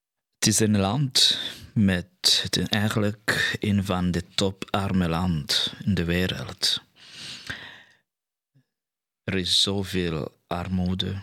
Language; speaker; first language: Dutch; non-native, fluent; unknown